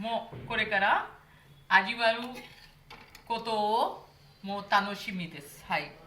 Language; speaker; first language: Japanese; non-native, fluent; Hindi